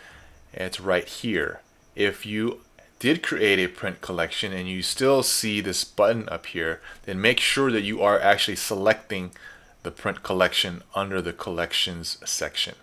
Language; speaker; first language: English; native; English